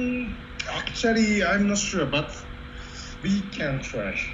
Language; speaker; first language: English; non-native, learner; Japanese